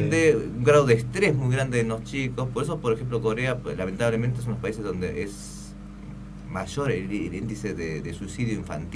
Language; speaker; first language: Spanish; early bilingual, other home language; Korean